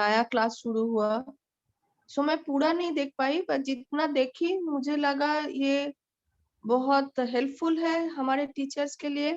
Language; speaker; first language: Hindi; non-native, local second language; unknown